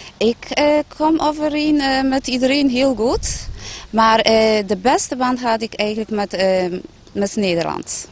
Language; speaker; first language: Dutch; non-native, fluent; Polish